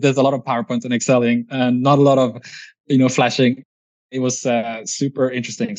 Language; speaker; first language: English; non-native, fluent; Swedish